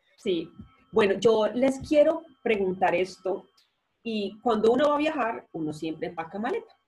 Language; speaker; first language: Spanish; native; Spanish